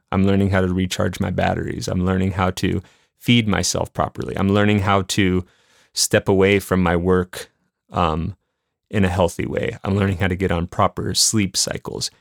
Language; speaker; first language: English; native; English